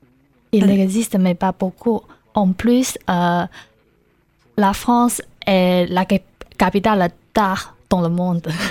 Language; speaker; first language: French; non-native, learner; Chinese